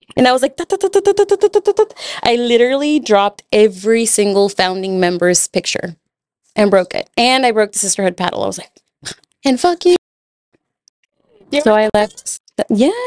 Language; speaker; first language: English; early bilingual, other home language; Spanish